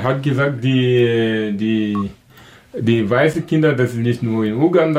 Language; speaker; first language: German; non-native, local second language; Wolof